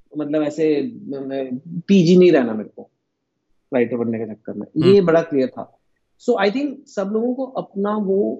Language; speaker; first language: Hindi; native; Hindi